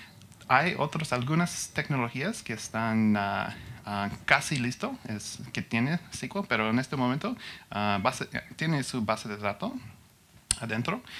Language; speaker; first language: Spanish; non-native, learner; English